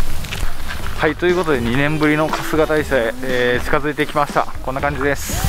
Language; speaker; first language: Japanese; native; Japanese